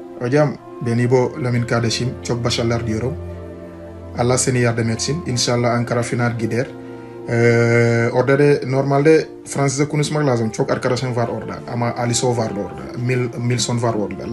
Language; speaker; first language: Turkish; non-native, learner; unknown